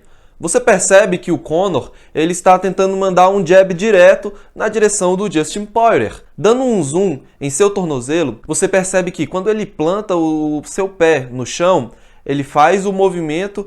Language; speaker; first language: Portuguese; native; Portuguese